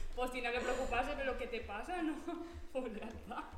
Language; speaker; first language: Spanish; non-native, local second language; Catalan